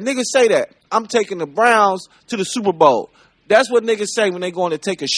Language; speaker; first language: English; native; English